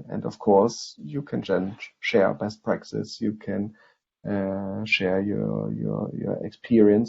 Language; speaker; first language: English; non-native, fluent; German